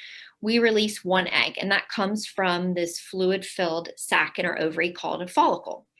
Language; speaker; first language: English; native; English